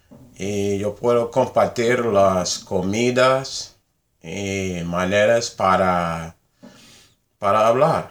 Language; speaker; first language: Spanish; non-native, learner; English